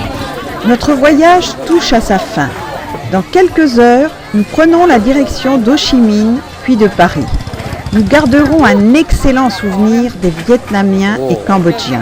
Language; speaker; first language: French; native; French